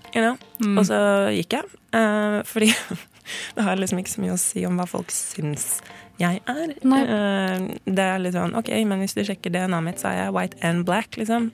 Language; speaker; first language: Norwegian; native; Norwegian